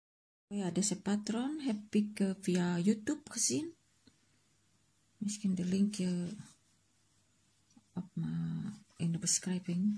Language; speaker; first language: Dutch; non-native, learner; Indonesian